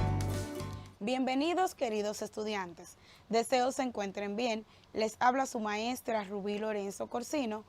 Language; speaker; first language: Spanish; native; Spanish